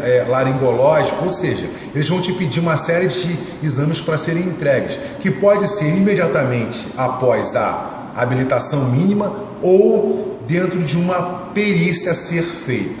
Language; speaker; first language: Portuguese; native; Portuguese